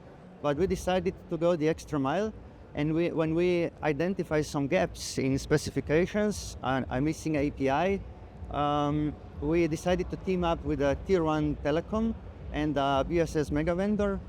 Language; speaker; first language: English; non-native, fluent; Slovenian